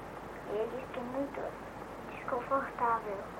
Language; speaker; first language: Portuguese; early bilingual, heritage; Portuguese